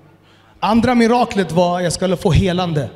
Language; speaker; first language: Swedish; early bilingual, other home language; Amharic